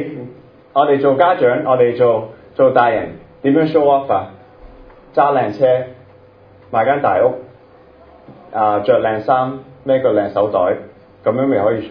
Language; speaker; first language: Cantonese; early bilingual, other home language; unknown